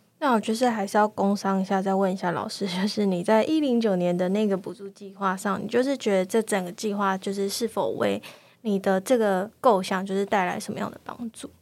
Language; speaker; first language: Chinese; native; Chinese